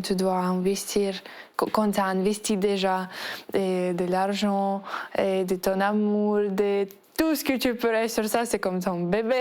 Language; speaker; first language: French; non-native, fluent; Ukrainian